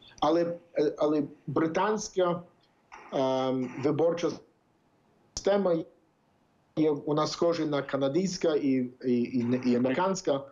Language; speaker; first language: Ukrainian; early bilingual, heritage; English